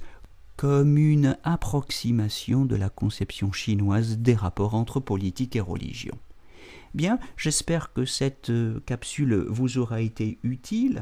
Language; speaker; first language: French; native; French